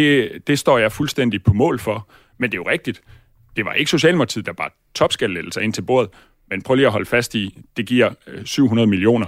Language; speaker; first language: Danish; native; Danish